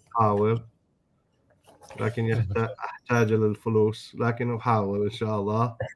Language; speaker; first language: Arabic; non-native, fluent; English